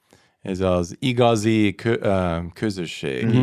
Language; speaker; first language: Hungarian; non-native, learner; English